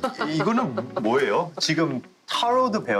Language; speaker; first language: Korean; early bilingual, heritage; English